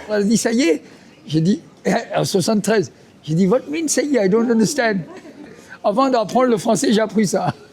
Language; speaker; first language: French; non-native, fluent; Punjabi